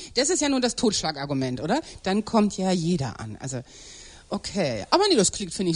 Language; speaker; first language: German; native; German